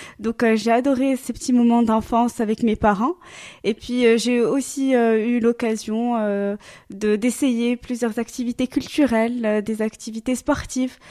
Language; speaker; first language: French; native; French